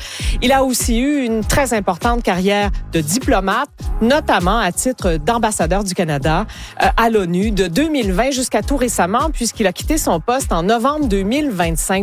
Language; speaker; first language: French; native; French